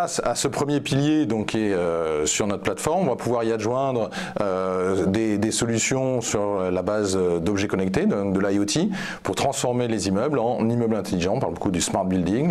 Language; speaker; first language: French; native; French